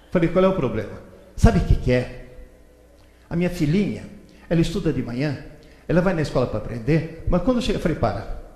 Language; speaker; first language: Portuguese; early bilingual, other home language; Italian